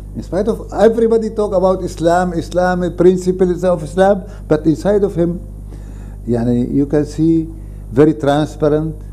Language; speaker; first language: English; non-native, fluent; Arabic